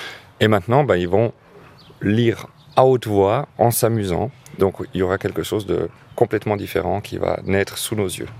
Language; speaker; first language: French; native; French